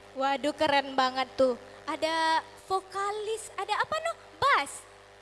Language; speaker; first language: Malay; non-native, local second language; Minangkabau